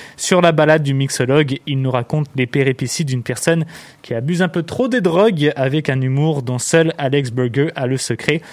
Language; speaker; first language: French; native; French